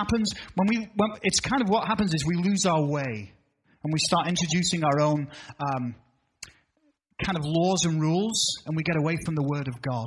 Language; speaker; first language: English; native; English